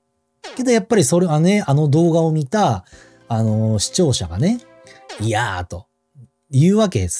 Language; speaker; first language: Japanese; native; Japanese